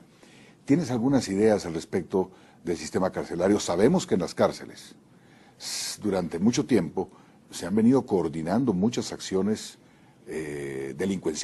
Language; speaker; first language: Spanish; native; Spanish